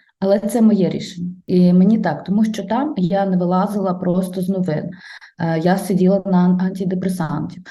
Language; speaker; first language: Ukrainian; non-native, local second language; Russian